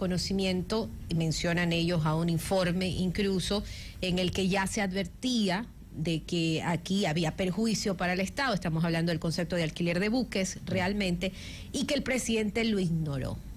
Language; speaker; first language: Spanish; native; Spanish